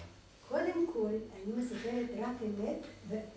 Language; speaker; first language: Hebrew; non-native, fluent; Russian